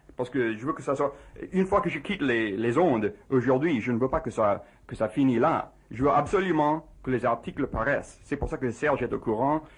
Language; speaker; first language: French; non-native, fluent; English